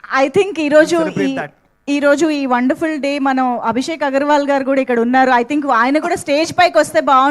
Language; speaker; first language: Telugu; native; Telugu